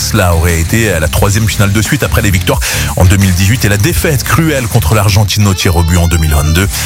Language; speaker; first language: French; native; French